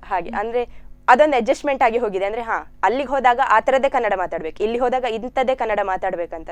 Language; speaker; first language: Kannada; non-native, local second language; Tulu